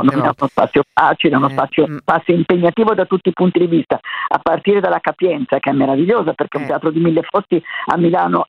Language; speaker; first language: Italian; native; Italian